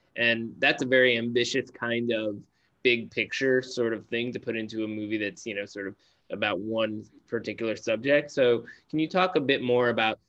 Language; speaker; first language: English; native; English